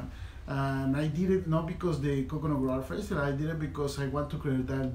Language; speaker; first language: English; non-native, fluent; Spanish